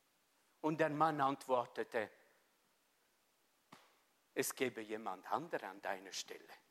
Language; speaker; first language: German; non-native, fluent; Italian